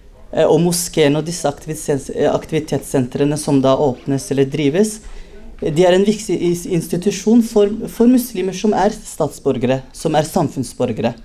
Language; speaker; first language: Norwegian; early bilingual, other home language; Somali